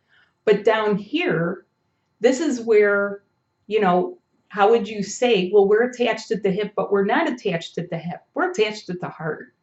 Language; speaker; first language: English; native; English